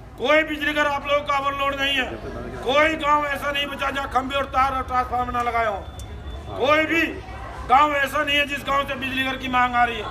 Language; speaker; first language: Hindi; native; Hindi